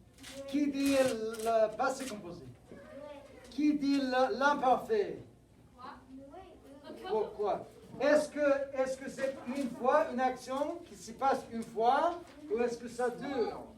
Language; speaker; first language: French; non-native, fluent; English